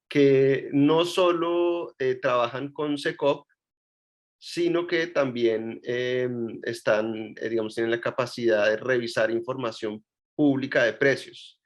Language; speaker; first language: Spanish; native; Spanish